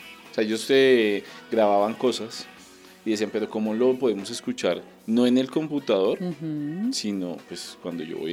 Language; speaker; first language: Spanish; native; Spanish